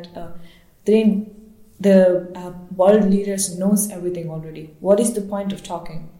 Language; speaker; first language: English; non-native, local second language; Baluchi